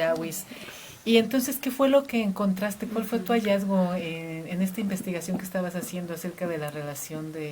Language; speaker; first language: Spanish; native; Spanish